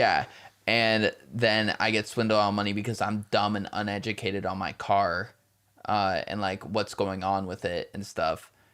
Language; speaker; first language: English; native; English